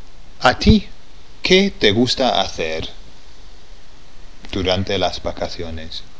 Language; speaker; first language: Spanish; non-native, fluent; English